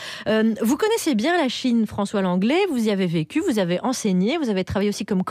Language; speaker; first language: French; native; French